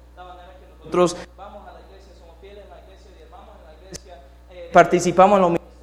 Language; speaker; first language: Spanish; non-native, fluent; English